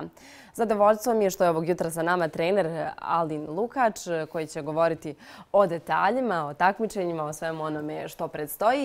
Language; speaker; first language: Serbian; native; Serbian